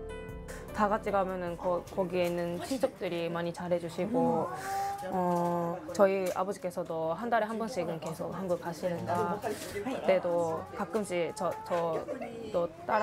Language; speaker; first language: Korean; early bilingual, heritage; Japanese